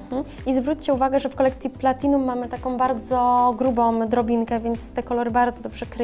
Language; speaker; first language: Polish; native; Polish